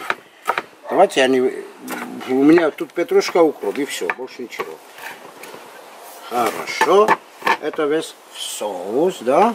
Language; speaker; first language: Russian; non-native, local second language; Armenian